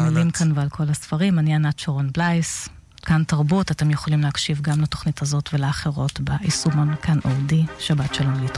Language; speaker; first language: Hebrew; native; Hebrew